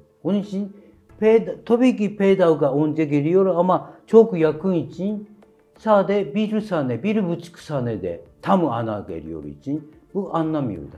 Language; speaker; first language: Turkish; non-native, fluent; Japanese